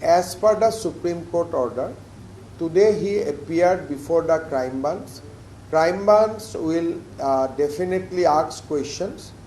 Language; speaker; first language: English; non-native, local second language; Assamese